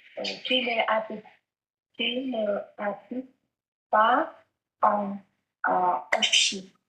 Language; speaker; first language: French; non-native, learner; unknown